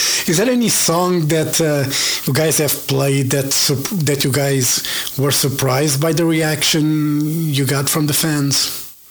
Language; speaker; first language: English; non-native, fluent; Portuguese